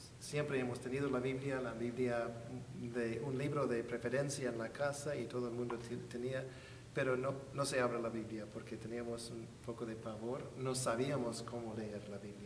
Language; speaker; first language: Spanish; non-native, fluent; English